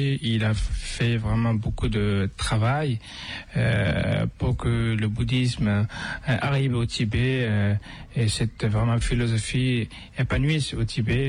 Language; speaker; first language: French; non-native, fluent; Tibetan